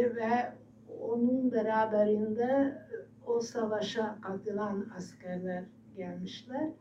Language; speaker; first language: Turkish; non-native, fluent; Hungarian